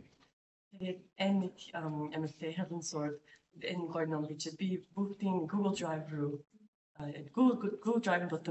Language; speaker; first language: Mongolian; non-native, learner; English